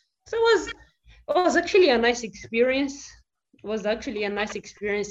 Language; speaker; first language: English; non-native, fluent; Portuguese